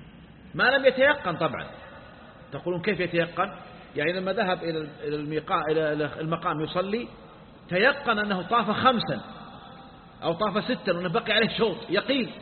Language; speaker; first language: Arabic; native; Arabic